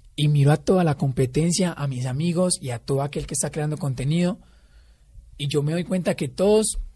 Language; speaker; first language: Spanish; native; Spanish